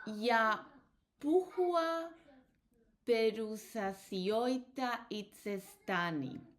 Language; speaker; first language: Finnish; non-native, learner; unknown